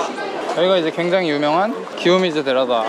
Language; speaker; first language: Korean; native; Korean